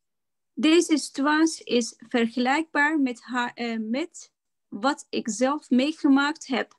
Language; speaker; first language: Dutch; non-native, learner; Turkish